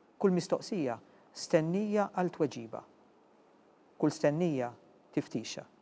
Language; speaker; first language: Maltese; native; Maltese